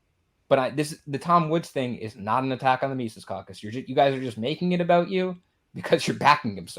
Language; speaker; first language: English; native; English